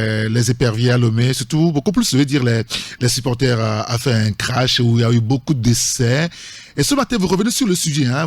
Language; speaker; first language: French; native; French